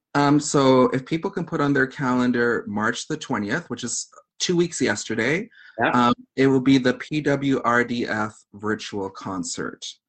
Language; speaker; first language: English; native; English